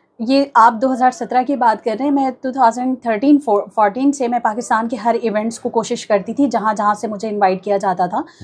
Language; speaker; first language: Urdu; native; Urdu